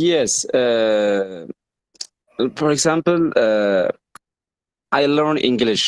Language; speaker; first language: English; non-native, learner; Amharic